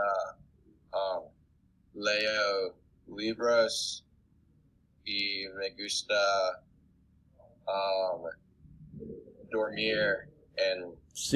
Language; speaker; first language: Spanish; non-native, learner; English